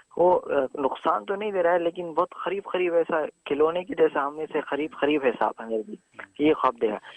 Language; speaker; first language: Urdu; native; Urdu